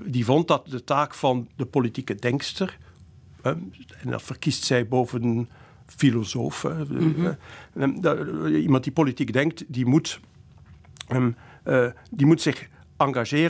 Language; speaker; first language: Dutch; native; Dutch